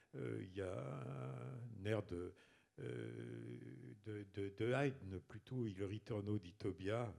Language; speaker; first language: French; native; French